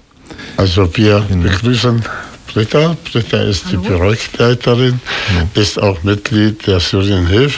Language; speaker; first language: German; non-native, fluent; Arabic